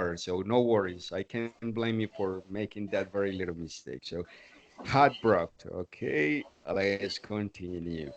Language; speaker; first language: English; non-native, fluent; Spanish